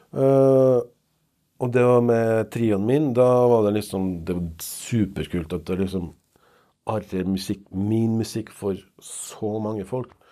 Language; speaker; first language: Norwegian; non-native, fluent; Serbian